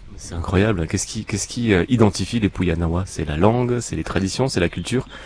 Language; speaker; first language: French; native; French